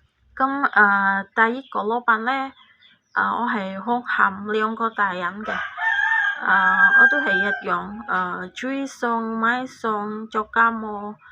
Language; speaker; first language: Cantonese; non-native, fluent; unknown